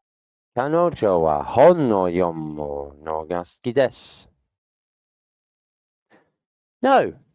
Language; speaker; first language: Japanese; non-native, learner; English